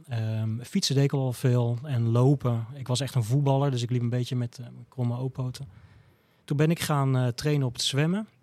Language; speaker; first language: Dutch; native; Dutch